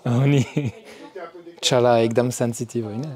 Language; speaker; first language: Nepali; non-native, learner; French